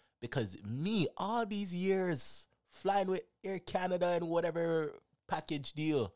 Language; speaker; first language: English; native; English